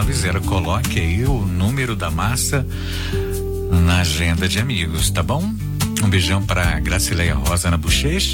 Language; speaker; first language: Portuguese; native; Portuguese